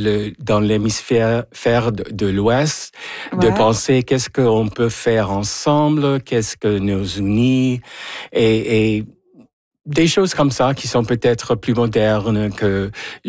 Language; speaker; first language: French; non-native, fluent; Spanish